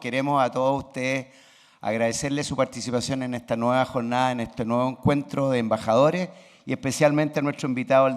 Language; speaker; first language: Spanish; native; Spanish